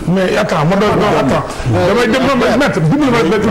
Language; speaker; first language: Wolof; native; Wolof